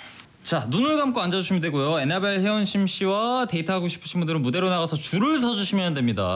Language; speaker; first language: Korean; native; Korean